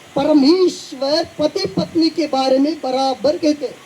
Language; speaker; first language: Hindi; non-native, local second language; Marathi